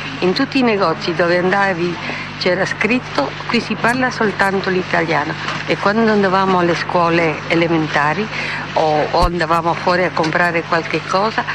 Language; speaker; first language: Italian; non-native, local second language; Slovenian